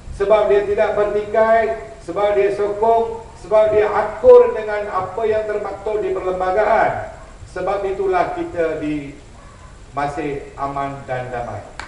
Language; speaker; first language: Malay; non-native, local second language; Tamil